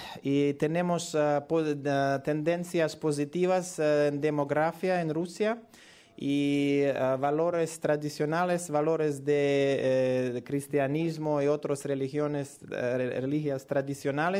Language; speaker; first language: Spanish; non-native, learner; Russian